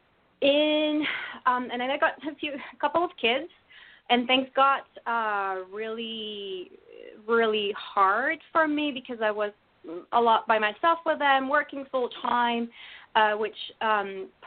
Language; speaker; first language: English; non-native, fluent; French